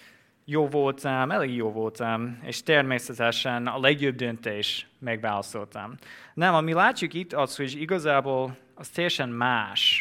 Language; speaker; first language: Hungarian; non-native, fluent; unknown